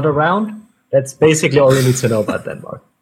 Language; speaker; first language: English; non-native, fluent; Danish